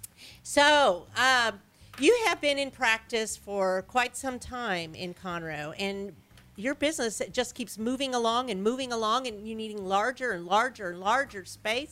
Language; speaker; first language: English; native; English